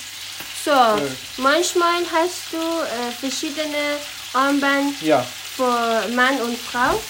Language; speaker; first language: German; non-native, learner; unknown